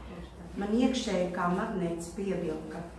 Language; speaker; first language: Latvian; non-native, local second language; Russian